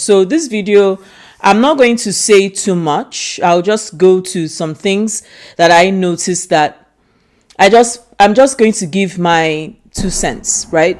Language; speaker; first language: English; non-native, local second language; Igbo